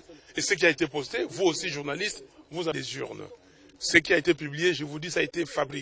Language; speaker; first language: French; non-native, local second language; Lingala